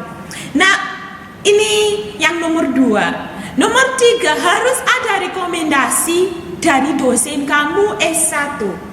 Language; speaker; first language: Indonesian; non-native, fluent; English